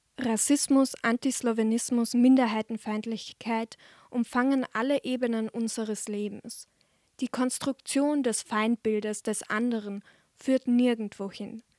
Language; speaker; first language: German; native; German